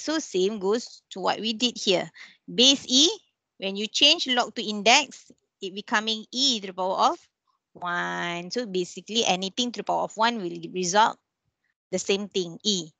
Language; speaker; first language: English; non-native, local second language; Malay